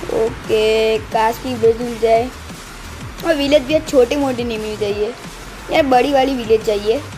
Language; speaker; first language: Hindi; non-native, local second language; Gujarati